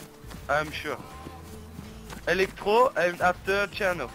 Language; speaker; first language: English; non-native, learner; French